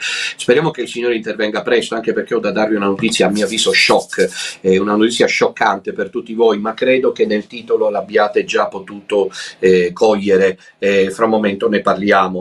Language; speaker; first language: Italian; native; Italian